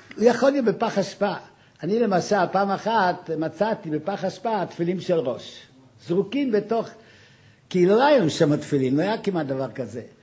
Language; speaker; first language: Hebrew; non-native, fluent; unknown